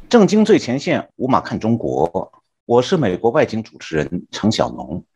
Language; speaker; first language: Chinese; native; Chinese